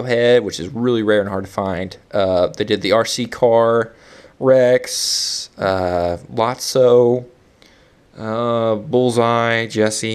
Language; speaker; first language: English; native; English